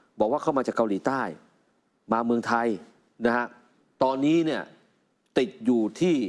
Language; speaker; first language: Thai; native; Thai